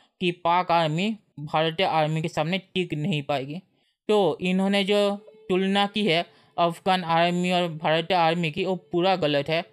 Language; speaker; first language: Hindi; native; Hindi